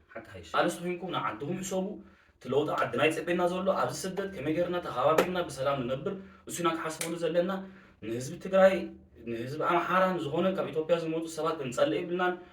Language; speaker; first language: Tigrinya; early bilingual, heritage; Tigrinya